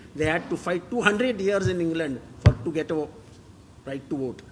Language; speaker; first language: English; non-native, local second language; Marathi